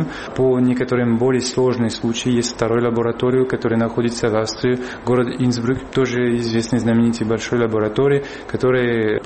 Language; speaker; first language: Russian; non-native, fluent; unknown